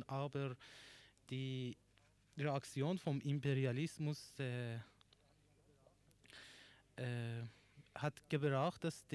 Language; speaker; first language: German; non-native, learner; Persian